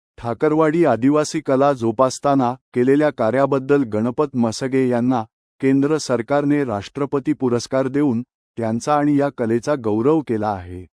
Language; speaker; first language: Marathi; native; Marathi